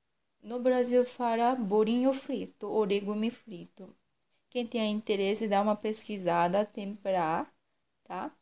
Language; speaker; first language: Portuguese; non-native, local second language; Japanese